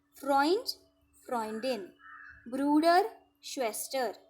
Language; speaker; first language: German; non-native, fluent; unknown